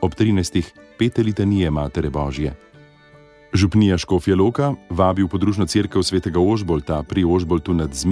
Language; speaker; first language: Slovenian; native; Slovenian